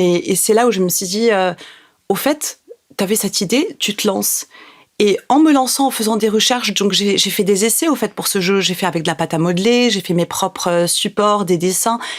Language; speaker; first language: French; non-native, local second language; Arabic